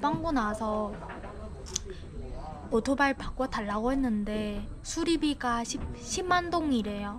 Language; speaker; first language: Korean; non-native, fluent; Vietnamese